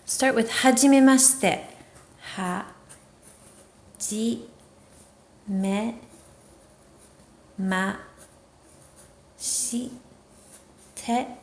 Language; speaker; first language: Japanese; non-native, fluent; English